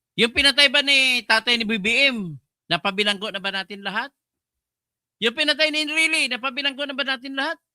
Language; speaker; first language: Filipino; non-native, local second language; Hiligaynon